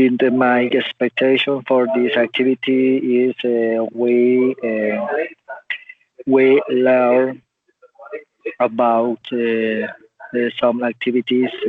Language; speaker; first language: English; non-native, learner; Spanish